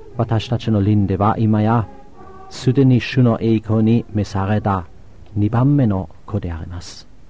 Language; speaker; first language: Japanese; non-native, fluent; German